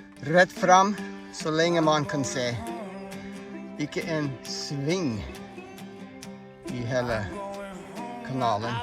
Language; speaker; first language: Norwegian; non-native, fluent; English